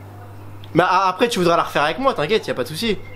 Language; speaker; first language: French; native; French